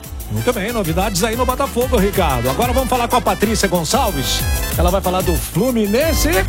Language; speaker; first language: Portuguese; native; Portuguese